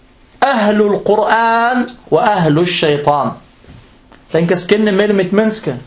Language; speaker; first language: Danish; non-native, local second language; Arabic